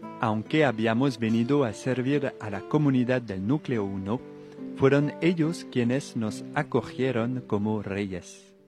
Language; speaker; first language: Spanish; non-native, fluent; French